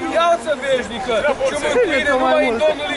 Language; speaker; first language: Romanian; native; Romanian